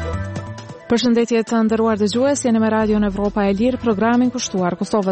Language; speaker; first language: Albanian; native; Albanian